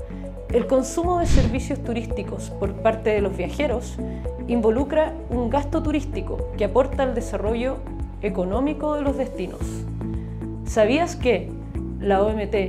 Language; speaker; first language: Spanish; native; Spanish